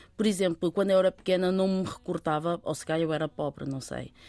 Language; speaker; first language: Portuguese; early bilingual, other home language; Chinese